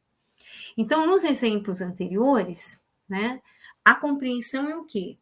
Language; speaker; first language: Portuguese; native; Portuguese